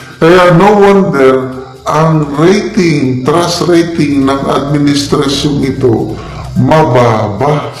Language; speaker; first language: Filipino; non-native, local second language; Cebuano